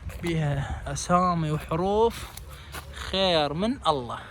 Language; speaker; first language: Arabic; native; Arabic